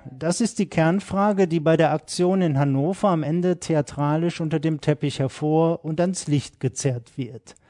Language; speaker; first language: German; native; German